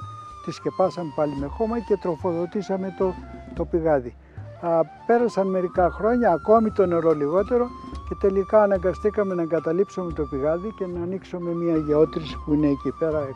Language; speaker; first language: Greek; native; Greek